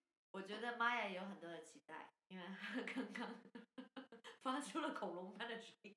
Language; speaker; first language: Chinese; native; Chinese